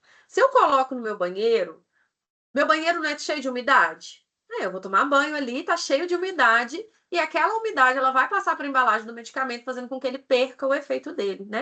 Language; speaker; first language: Portuguese; native; Portuguese